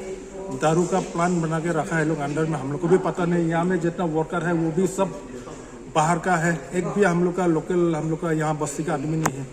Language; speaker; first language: Hindi; non-native, local second language; Khasi